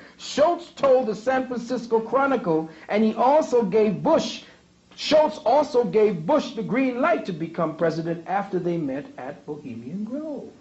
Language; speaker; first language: English; native; English